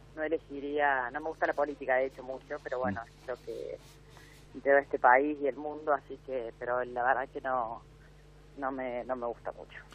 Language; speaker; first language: Spanish; native; Spanish